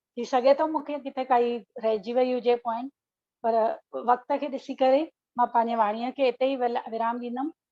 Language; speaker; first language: Sindhi; early bilingual, heritage; Sindhi